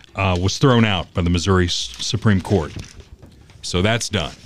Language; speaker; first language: English; native; English